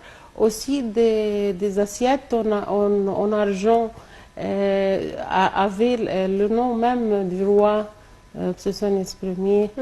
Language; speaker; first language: French; non-native, local second language; Arabic